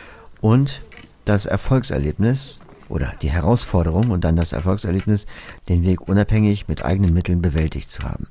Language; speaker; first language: German; native; German